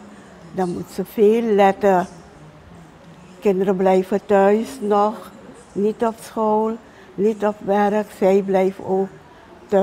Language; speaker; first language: Dutch; non-native, local second language; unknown